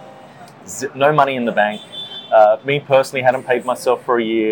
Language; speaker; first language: English; native; English